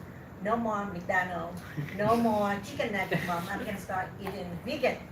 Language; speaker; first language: English; non-native, learner; Vietnamese